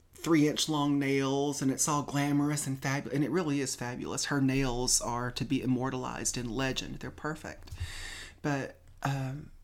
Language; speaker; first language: English; native; English